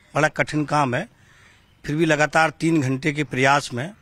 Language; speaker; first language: Hindi; native; Hindi